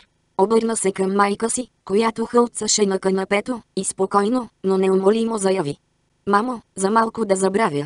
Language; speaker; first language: Bulgarian; native; Bulgarian